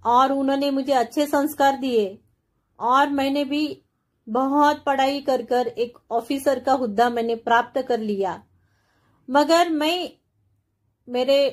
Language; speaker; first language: Hindi; non-native, local second language; Marathi